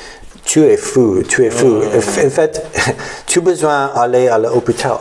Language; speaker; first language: French; non-native, learner; English